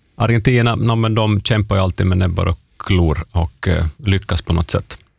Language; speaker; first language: Swedish; native; Swedish